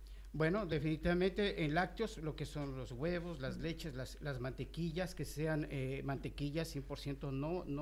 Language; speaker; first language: Spanish; native; Spanish